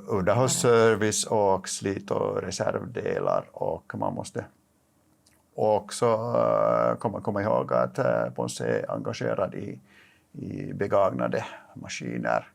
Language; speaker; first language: Swedish; non-native, local second language; Finnish